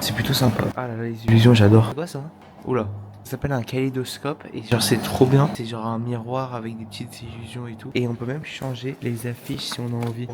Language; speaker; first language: French; native; French